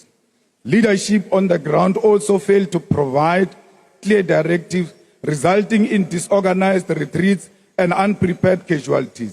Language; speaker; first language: English; non-native, local second language; Northern Sotho